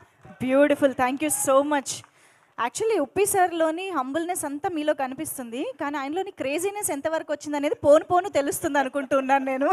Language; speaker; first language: Telugu; native; Telugu